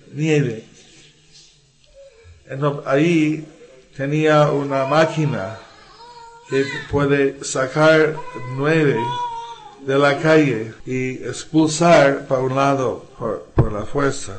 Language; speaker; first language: Spanish; non-native, learner; English